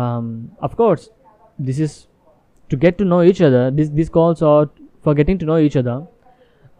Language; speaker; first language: English; non-native, local second language; Telugu